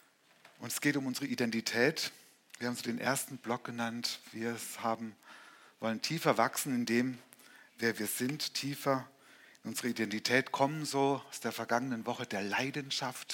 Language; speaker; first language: German; native; German